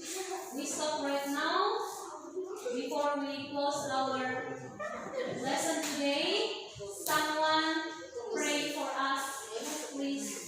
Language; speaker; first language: English; non-native, learner; Indonesian